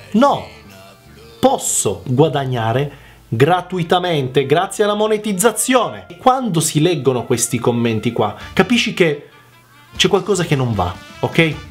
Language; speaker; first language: Italian; early bilingual, other home language; Macedonian